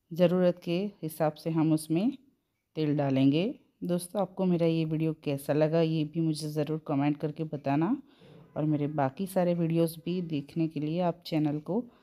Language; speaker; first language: Hindi; non-native, local second language; Gujarati